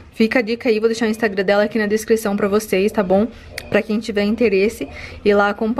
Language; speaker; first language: Portuguese; native; Portuguese